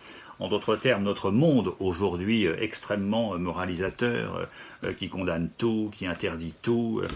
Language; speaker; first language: French; native; French